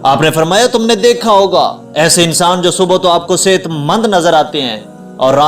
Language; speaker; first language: Urdu; native; Urdu